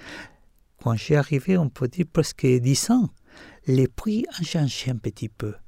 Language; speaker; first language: French; non-native, learner; Spanish